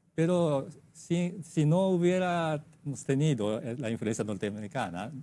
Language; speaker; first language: Spanish; non-native, fluent; Japanese